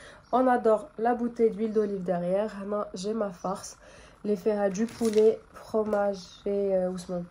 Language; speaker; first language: French; native; French